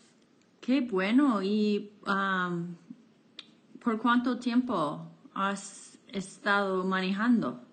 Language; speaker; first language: Spanish; non-native, fluent; English